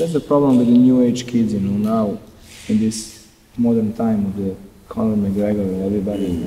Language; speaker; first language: English; non-native, learner; Serbian